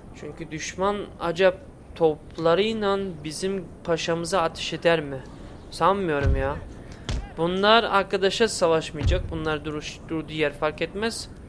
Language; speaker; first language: Turkish; early bilingual, heritage; Turkish